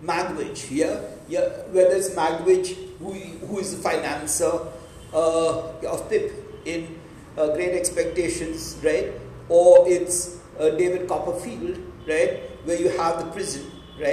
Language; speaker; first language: English; non-native, local second language; Marathi